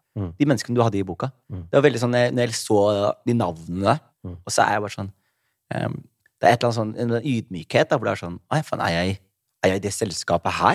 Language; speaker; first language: Norwegian; early bilingual, other home language; Somali